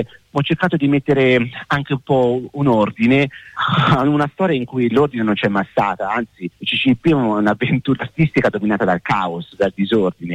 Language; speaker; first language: Italian; native; Italian